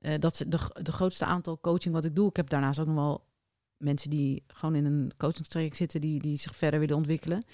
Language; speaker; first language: Dutch; native; Dutch